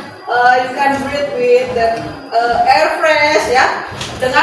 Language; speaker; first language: English; non-native, learner; Indonesian